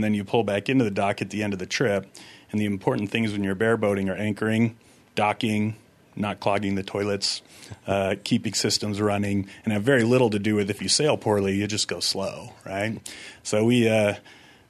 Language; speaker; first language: English; native; English